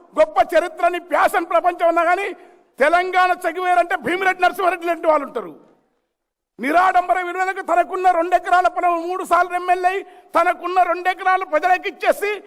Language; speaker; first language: Telugu; native; Telugu